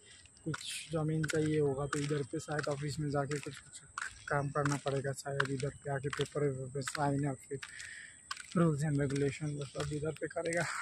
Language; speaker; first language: Hindi; non-native, local second language; Nepali